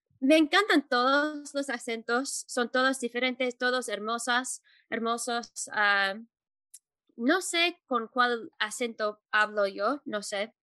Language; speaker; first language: Spanish; non-native, fluent; English